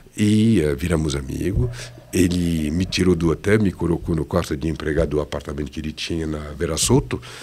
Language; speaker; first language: Portuguese; non-native, fluent; French